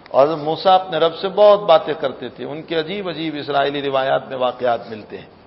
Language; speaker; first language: Urdu; native; Urdu